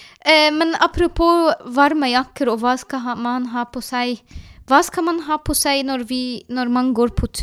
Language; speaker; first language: Norwegian; non-native, learner; Arabic